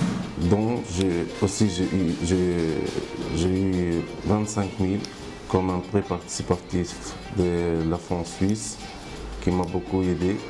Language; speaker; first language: French; non-native, local second language; Arabic